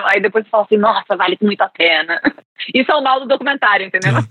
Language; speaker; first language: Portuguese; early bilingual, other home language; English